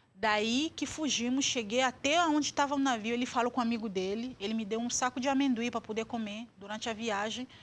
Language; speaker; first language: Portuguese; non-native, fluent; Swahili